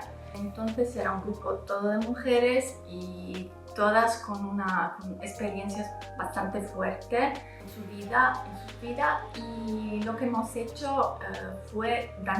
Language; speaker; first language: Spanish; non-native, fluent; Italian